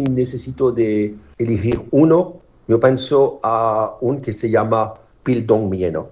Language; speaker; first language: Spanish; non-native, fluent; French